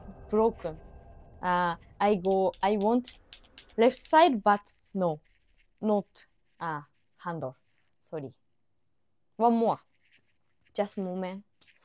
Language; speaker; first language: English; non-native, learner; Japanese